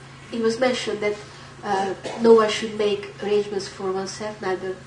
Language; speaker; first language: English; non-native, fluent; Hungarian